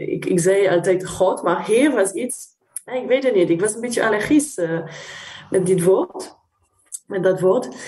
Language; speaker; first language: Dutch; non-native, fluent; French